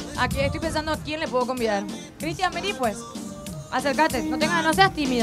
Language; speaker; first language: Spanish; native; Spanish